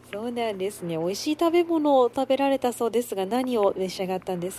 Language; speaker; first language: Japanese; native; Japanese